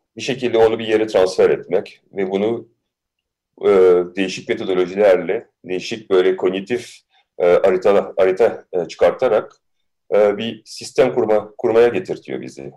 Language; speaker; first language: Turkish; early bilingual, heritage; Turkish